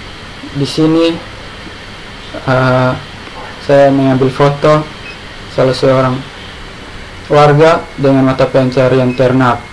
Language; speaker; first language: Indonesian; native; Indonesian